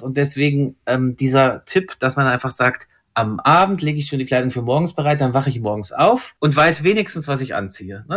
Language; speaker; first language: German; native; German